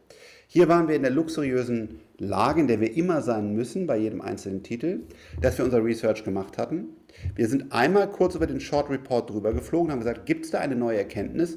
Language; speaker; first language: German; native; German